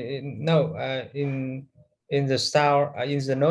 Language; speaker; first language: English; non-native, learner; Vietnamese